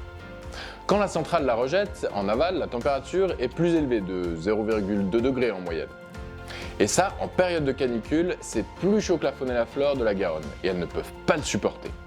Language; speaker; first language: French; native; French